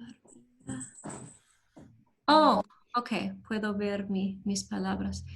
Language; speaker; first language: Spanish; non-native, learner; English